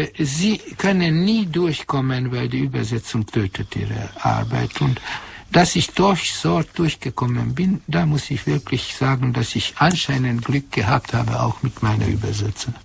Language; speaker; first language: German; non-native, fluent; Hungarian